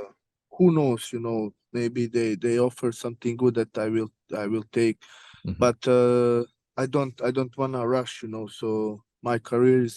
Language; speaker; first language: English; non-native, learner; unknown